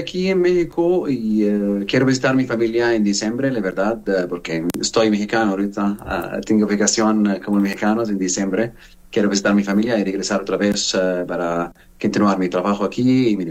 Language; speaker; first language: Spanish; non-native, learner; Arabic